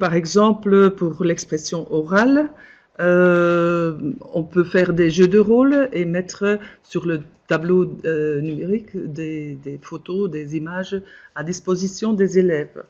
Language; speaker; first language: French; non-native, local second language; Dutch